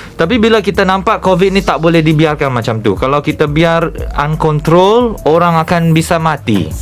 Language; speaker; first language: Malay; native; Malay